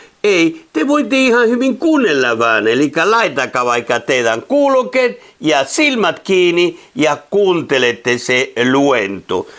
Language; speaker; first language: Finnish; non-native, fluent; Spanish